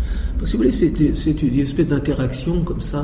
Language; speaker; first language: French; native; French